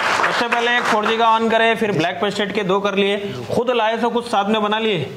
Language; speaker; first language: Hindi; native; Hindi